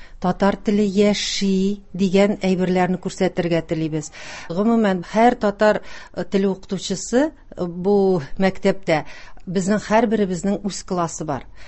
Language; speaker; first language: Tatar; native; Tatar